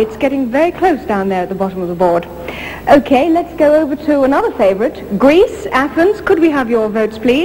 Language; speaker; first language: English; native; English